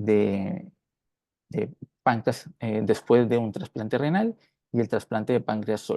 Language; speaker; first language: Spanish; native; Spanish